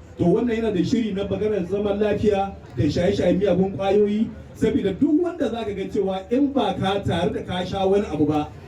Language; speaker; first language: Hausa; non-native, local second language; Fula